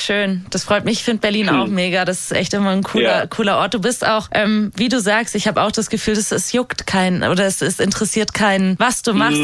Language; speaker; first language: German; native; German